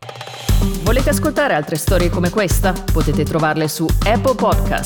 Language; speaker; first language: Italian; native; Italian